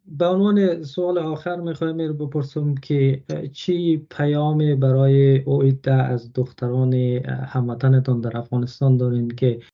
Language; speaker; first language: Persian; native; Persian